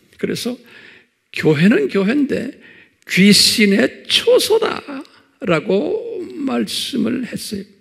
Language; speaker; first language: Korean; native; Korean